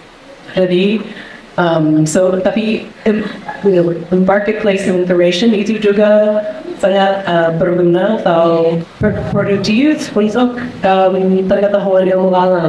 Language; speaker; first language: Indonesian; non-native, fluent; English